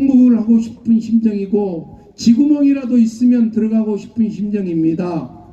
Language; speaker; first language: Korean; native; Korean